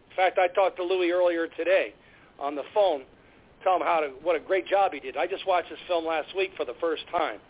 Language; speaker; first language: English; native; English